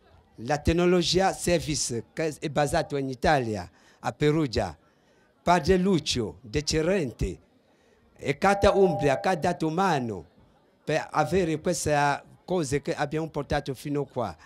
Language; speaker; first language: Italian; non-native, fluent; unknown